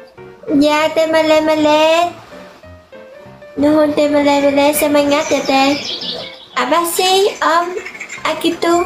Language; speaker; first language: Indonesian; non-native, learner; Vietnamese